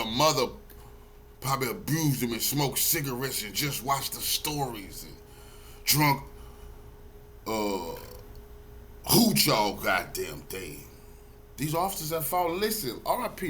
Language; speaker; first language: English; native; English